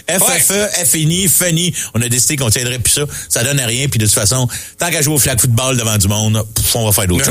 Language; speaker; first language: French; native; French